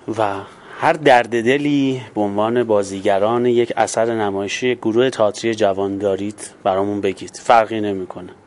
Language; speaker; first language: Persian; native; Persian